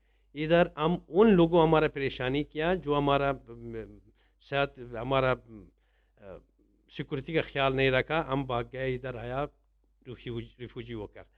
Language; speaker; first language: Hindi; non-native, learner; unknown